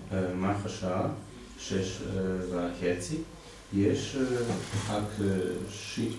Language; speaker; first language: Hebrew; non-native, learner; Serbian